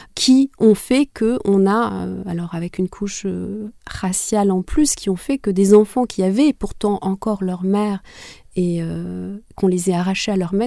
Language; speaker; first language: French; non-native, local second language; Kinyarwanda